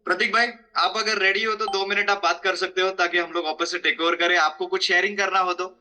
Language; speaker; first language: Hindi; non-native, local second language; Malayalam